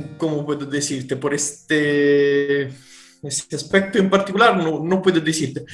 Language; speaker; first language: Spanish; non-native, fluent; Italian